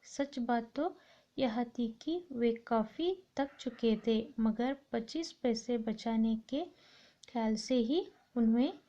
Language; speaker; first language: Hindi; non-native, local second language; Kannada